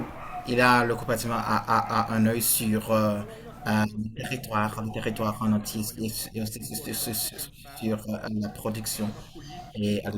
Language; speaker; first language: French; non-native, fluent; Portuguese